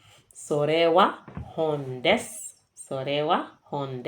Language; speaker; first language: Japanese; non-native, fluent; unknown